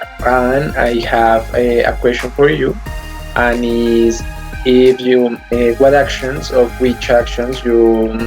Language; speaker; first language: English; non-native, learner; Spanish